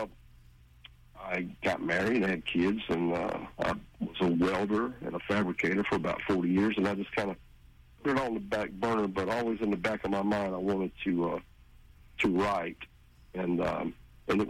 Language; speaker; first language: English; native; English